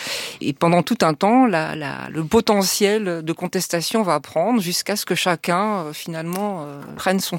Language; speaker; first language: French; native; French